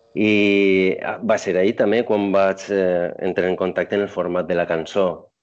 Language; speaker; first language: Catalan; non-native, local second language; Spanish